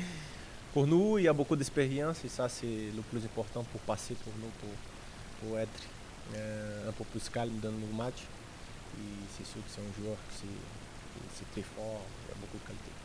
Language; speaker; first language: French; non-native, learner; Portuguese